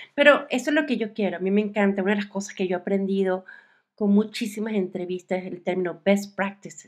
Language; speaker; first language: Spanish; native; Spanish